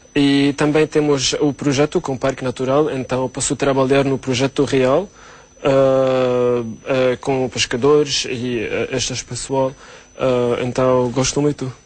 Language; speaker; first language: Portuguese; non-native, learner; Arabic